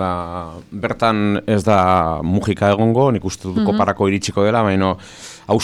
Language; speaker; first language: Basque; native; Basque